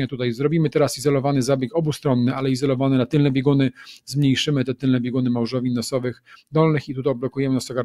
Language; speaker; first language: Polish; native; Polish